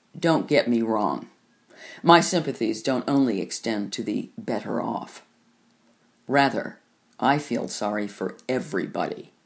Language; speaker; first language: English; native; English